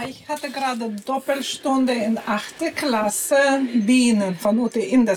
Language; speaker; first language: German; non-native, fluent; Russian